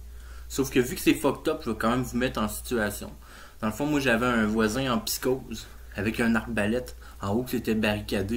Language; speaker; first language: French; native; French